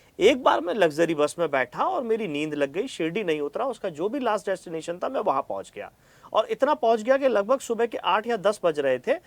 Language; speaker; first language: Hindi; native; Hindi